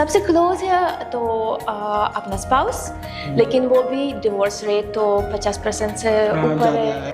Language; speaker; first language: Hindi; non-native, fluent; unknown